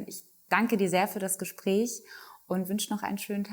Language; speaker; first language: German; native; German